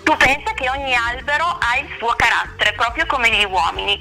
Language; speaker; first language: Italian; native; Italian